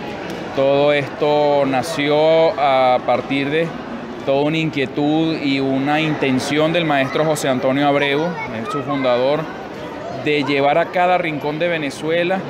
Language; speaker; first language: Spanish; native; Spanish